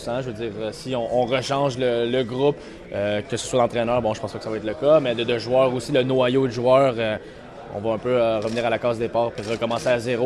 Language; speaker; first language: French; native; French